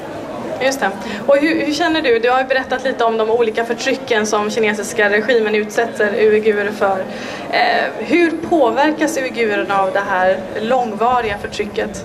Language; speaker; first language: Swedish; native; Swedish